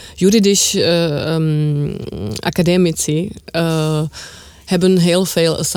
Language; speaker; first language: Dutch; non-native, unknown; Czech